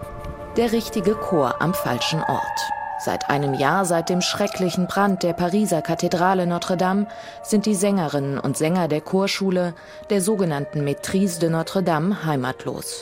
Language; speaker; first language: German; native; German